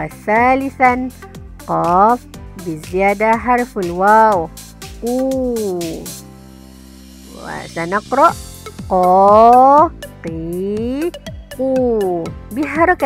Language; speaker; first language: Arabic; non-native, fluent; Malay